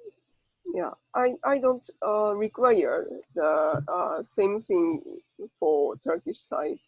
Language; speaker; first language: English; non-native, learner; Japanese